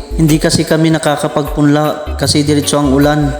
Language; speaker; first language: Filipino; native; Filipino